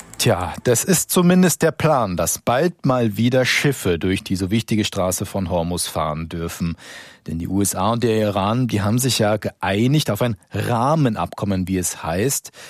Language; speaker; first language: German; native; German